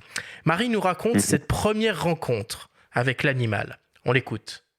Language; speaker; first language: French; native; French